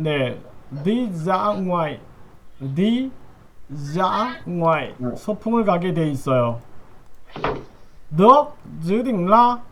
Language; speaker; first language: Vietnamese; non-native, learner; Korean